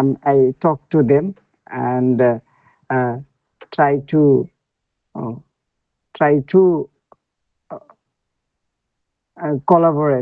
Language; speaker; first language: English; non-native, learner; Bangla